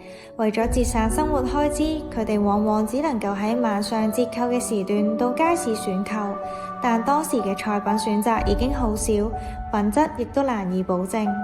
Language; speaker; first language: Cantonese; native; Cantonese